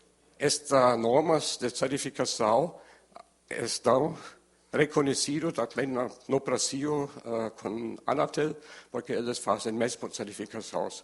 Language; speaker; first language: Portuguese; non-native, learner; German